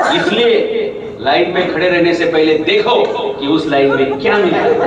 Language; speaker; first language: Hindi; non-native, local second language; Marathi